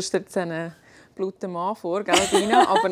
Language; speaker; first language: German; native; German